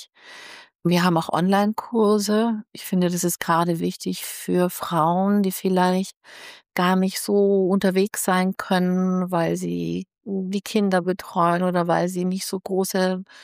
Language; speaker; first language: German; native; German